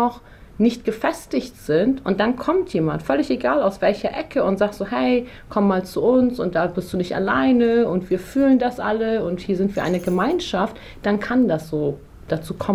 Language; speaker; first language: German; early bilingual, other home language; Persian